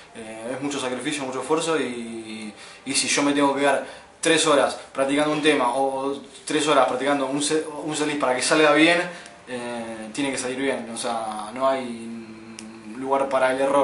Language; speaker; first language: Spanish; native; Spanish